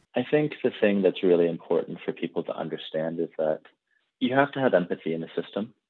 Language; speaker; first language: English; native; English